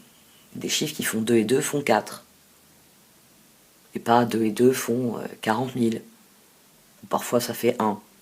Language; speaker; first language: French; native; French